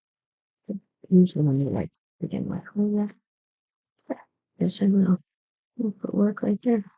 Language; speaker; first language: English; native; English